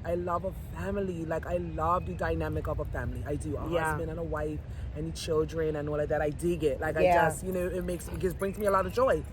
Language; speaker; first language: English; native; English